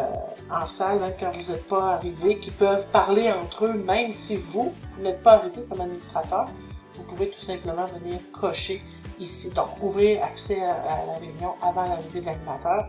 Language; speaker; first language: French; native; French